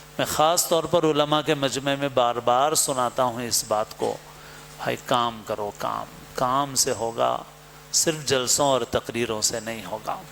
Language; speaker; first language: Urdu; native; Urdu